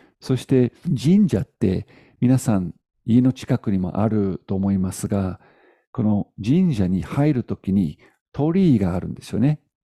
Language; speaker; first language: Japanese; native; Japanese